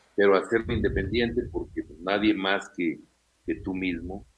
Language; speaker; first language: Spanish; native; Spanish